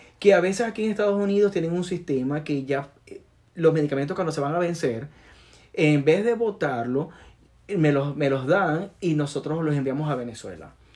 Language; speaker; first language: Spanish; native; Spanish